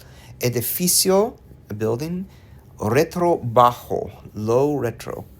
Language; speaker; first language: Spanish; non-native, learner; English